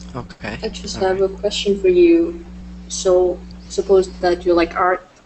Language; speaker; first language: English; non-native, fluent; Vietnamese